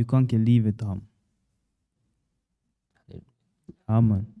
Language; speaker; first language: Swedish; non-native, learner; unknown